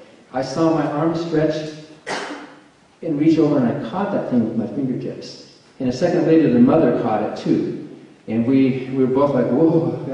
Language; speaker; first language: English; native; English